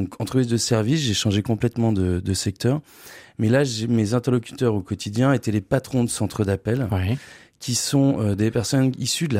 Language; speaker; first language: French; native; French